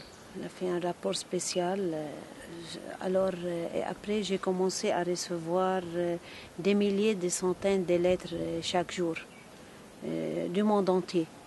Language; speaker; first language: French; non-native, local second language; Arabic